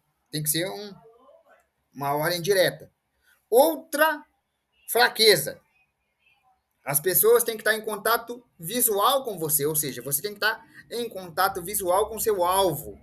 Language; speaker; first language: Portuguese; native; Portuguese